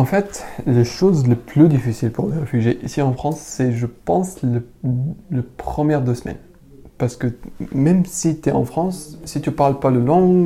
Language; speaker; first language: French; non-native, learner; Arabic